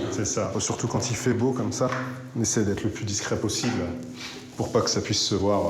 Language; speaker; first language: French; native; French